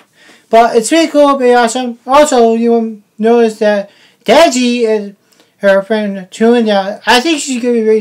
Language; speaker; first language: English; native; English